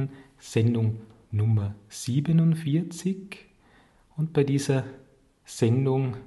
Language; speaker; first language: German; native; German